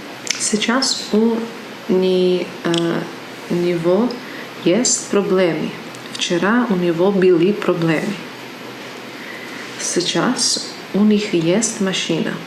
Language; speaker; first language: Russian; non-native, learner; English